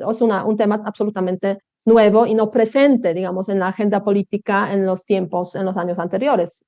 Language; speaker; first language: Spanish; non-native, fluent; Polish